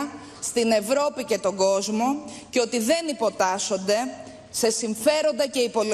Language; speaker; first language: Greek; native; Greek